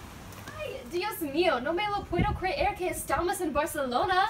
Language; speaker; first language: Spanish; non-native, learner; English